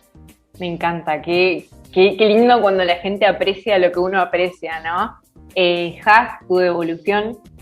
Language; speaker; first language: Spanish; native; Spanish